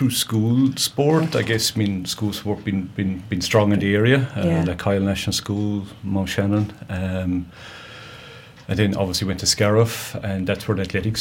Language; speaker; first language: English; native; English